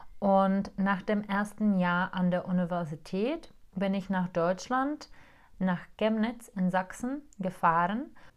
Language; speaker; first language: German; non-native, fluent; Czech